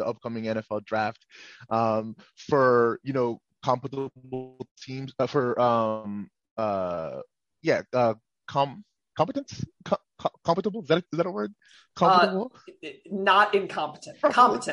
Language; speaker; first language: English; non-native, local second language; Yoruba